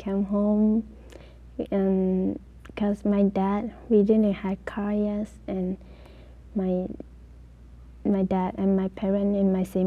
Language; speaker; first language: English; non-native, learner; Lao